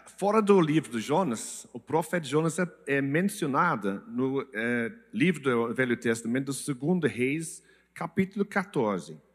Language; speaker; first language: Portuguese; non-native, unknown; English